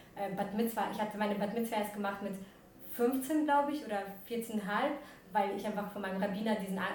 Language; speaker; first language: German; early bilingual, other home language; Russian